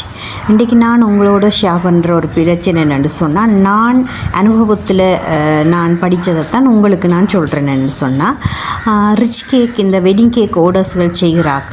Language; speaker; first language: Tamil; native; Tamil